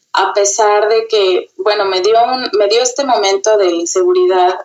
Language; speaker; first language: Spanish; native; Spanish